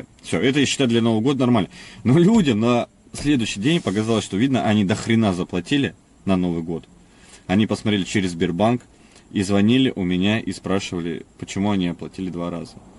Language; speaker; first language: Russian; native; Russian